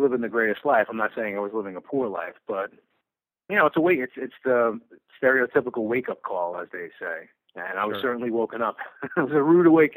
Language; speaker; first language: English; native; English